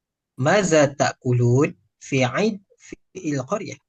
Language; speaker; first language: Arabic; non-native, learner; Malay